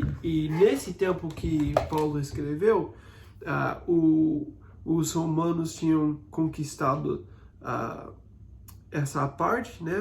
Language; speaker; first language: Portuguese; non-native, fluent; English